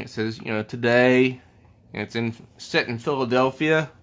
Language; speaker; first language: English; native; English